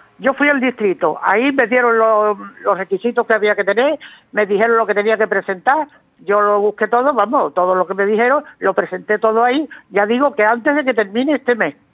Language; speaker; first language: Spanish; native; Spanish